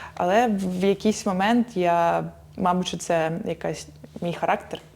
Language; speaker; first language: Ukrainian; native; Ukrainian